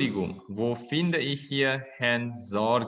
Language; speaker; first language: German; non-native, fluent; Indonesian